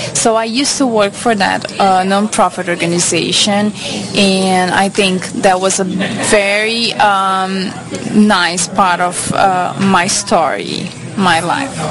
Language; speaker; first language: English; non-native, fluent; Portuguese